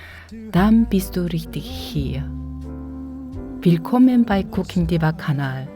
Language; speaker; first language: German; non-native, fluent; Korean